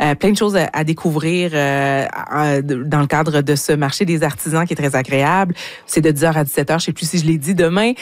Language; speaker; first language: French; native; French